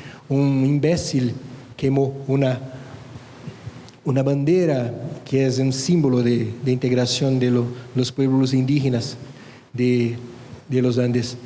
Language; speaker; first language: Spanish; non-native, fluent; Portuguese